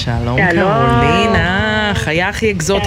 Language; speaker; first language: Hebrew; native; Hebrew